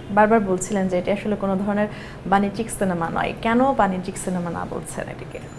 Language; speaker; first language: Bangla; native; Bangla